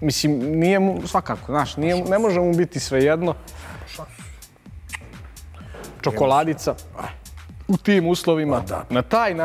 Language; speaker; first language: Serbian; native; Serbian